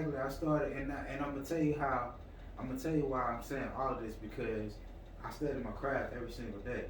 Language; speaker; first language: English; native; English